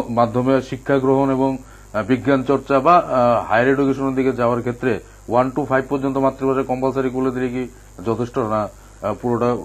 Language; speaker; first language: Bangla; native; Bangla